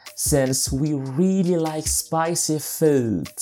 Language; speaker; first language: English; non-native, fluent; Indonesian